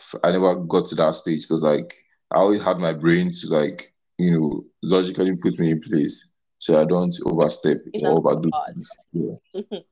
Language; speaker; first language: English; non-native, local second language; Akan